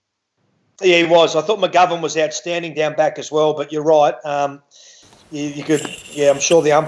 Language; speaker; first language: English; native; English